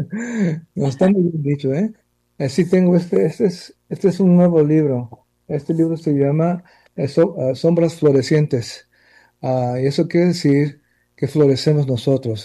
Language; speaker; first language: Spanish; early bilingual, heritage; Spanish